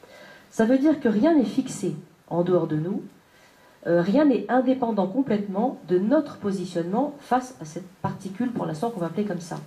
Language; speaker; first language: French; native; French